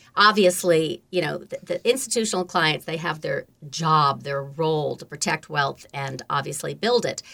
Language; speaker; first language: English; native; English